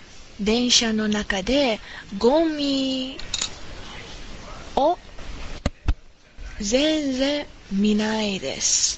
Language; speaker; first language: Japanese; non-native, learner; English